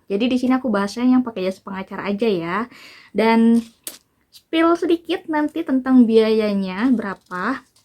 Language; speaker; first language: Indonesian; native; Indonesian